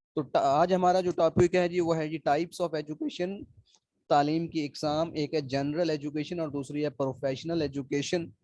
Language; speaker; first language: Urdu; non-native, local second language; Punjabi